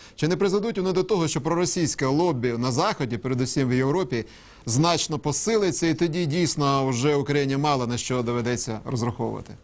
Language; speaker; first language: Ukrainian; native; Ukrainian